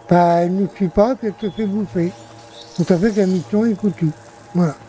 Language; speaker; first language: French; native; French